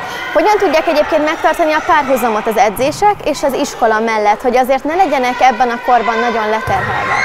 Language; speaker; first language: Hungarian; native; Hungarian